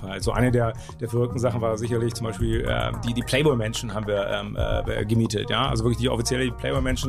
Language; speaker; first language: German; native; German